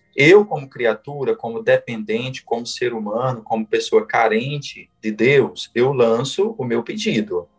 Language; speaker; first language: Portuguese; native; Portuguese